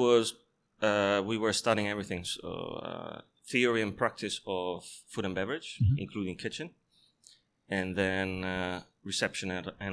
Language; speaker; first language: English; non-native, fluent; Italian